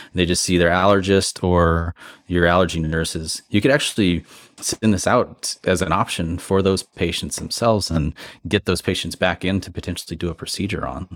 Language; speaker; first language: English; native; English